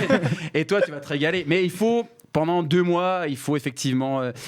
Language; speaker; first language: French; native; French